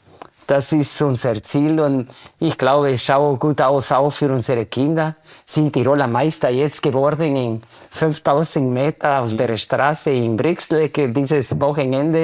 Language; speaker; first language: German; non-native, fluent; Spanish